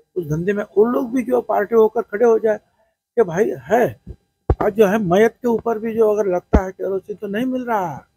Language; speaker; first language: Hindi; non-native, local second language; Marathi